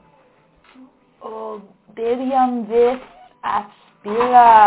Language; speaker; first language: Icelandic; non-native, learner; English